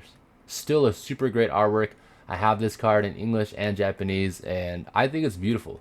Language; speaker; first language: English; native; English